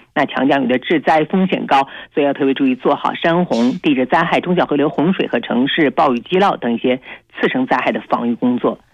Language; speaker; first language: Chinese; native; Chinese